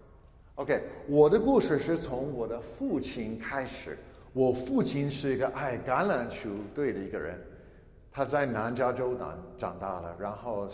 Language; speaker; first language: Chinese; non-native, fluent; English